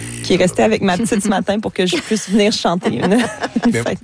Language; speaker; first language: French; native; French